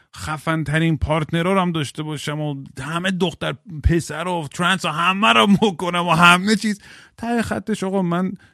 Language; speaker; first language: Persian; native; Persian